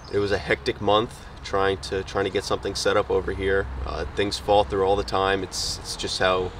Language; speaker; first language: English; native; English